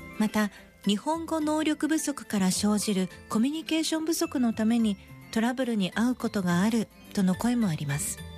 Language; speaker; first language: Japanese; native; Japanese